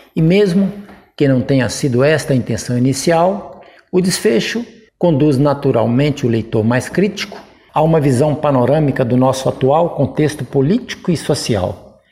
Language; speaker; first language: Portuguese; native; Portuguese